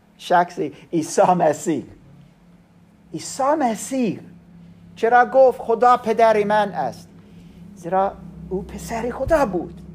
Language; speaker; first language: Persian; non-native, learner; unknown